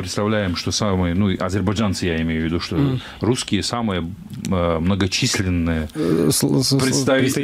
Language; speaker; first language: Russian; native; Russian